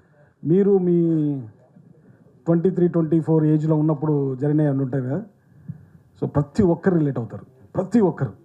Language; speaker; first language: Telugu; native; Telugu